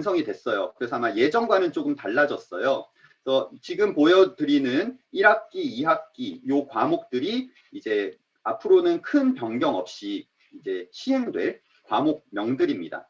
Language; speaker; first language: Korean; native; Korean